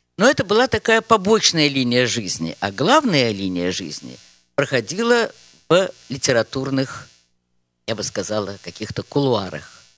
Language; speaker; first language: Russian; native; Russian